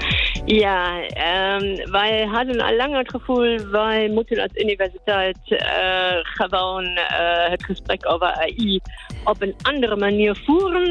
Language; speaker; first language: Dutch; non-native, fluent; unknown